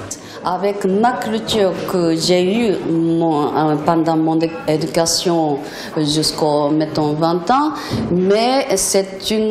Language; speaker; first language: French; non-native, fluent; Japanese